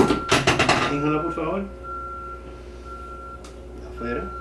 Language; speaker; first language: Spanish; non-native, learner; English